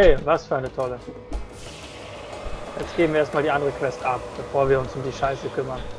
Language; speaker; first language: German; native; German